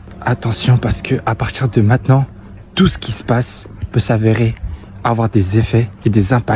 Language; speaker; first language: French; native; French